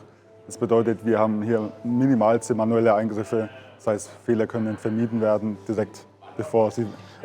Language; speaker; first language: German; native; German